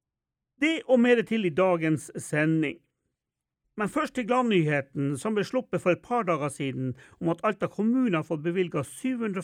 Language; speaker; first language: Norwegian; native; Norwegian